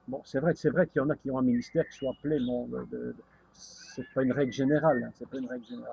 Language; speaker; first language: French; native; French